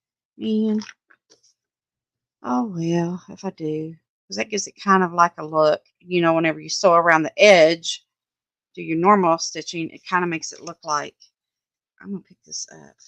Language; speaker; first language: English; native; English